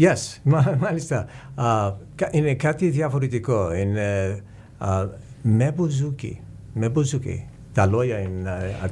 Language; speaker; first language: Greek; early bilingual, heritage; English